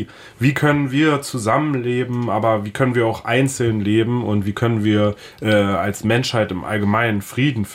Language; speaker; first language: German; native; German